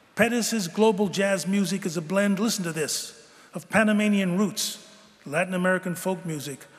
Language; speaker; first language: English; native; English